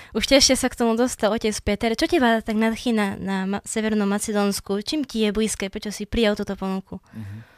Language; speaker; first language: Slovak; native; Slovak